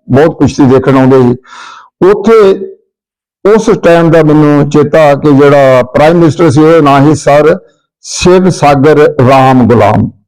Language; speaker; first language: Punjabi; native; Punjabi